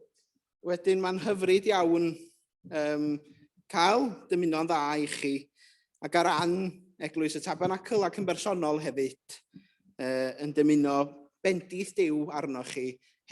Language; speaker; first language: Welsh; native; Welsh